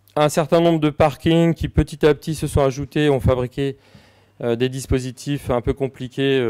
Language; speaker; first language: French; native; French